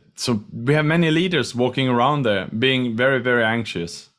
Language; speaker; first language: English; non-native, fluent; Swedish